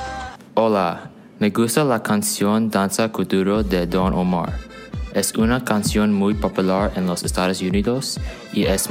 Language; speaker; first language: Spanish; non-native, learner; English